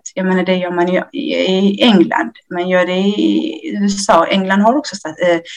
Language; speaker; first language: Swedish; early bilingual, other home language; Amharic